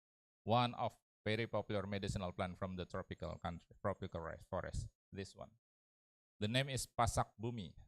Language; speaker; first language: English; non-native, learner; Indonesian